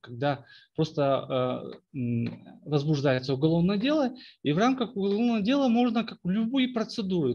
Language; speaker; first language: Russian; non-native, local second language; Kyrgyz